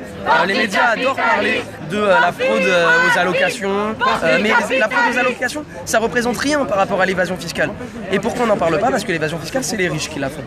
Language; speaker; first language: French; native; French